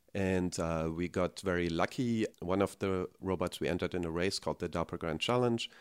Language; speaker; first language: English; non-native, fluent; German